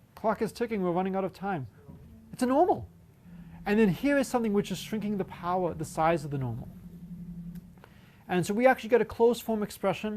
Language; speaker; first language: English; native; English